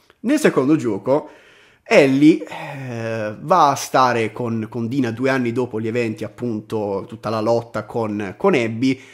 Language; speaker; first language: Italian; native; Italian